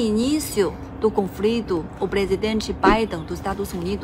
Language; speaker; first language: Portuguese; non-native, fluent; Chinese